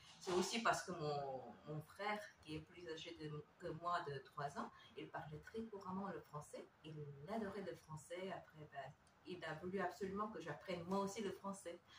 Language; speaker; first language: French; non-native, fluent; Korean